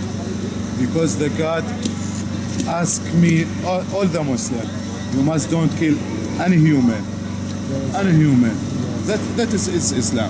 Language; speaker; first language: English; non-native, learner; Arabic